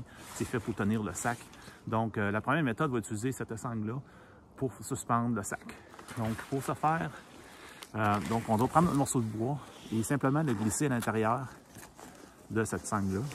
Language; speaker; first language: French; native; French